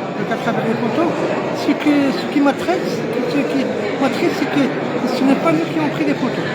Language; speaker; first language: French; non-native, local second language; Arabic